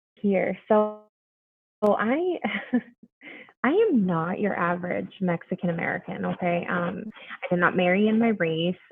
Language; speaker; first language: English; early bilingual, other home language; Spanish